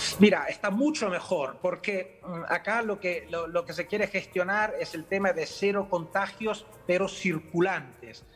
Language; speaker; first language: Spanish; early bilingual, heritage; Spanish